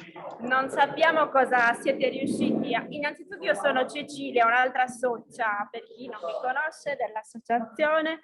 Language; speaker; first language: Italian; native; Italian